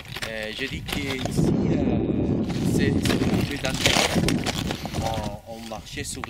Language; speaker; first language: French; non-native, learner; Spanish